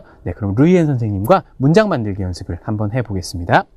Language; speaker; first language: Korean; native; Korean